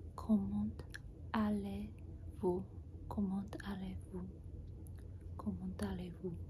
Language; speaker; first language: French; non-native, learner; English